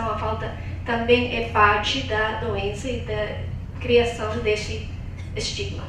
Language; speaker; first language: Portuguese; non-native, fluent; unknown